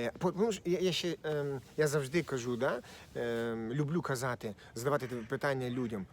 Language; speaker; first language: Ukrainian; non-native, local second language; Russian